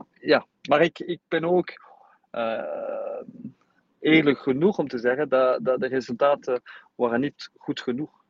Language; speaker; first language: Dutch; non-native, fluent; English